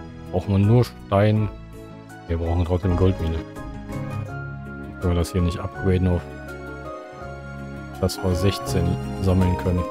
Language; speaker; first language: German; native; German